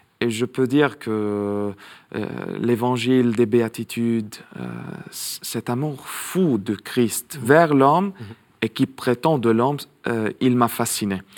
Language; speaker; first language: French; non-native, local second language; Arabic